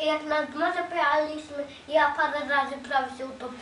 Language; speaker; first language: Polish; early bilingual, other home language; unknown